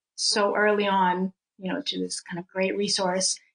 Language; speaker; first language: English; early bilingual, other home language; Russian